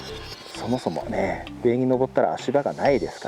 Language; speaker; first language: Japanese; native; Japanese